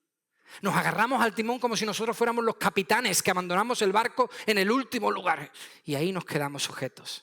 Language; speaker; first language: Spanish; native; Spanish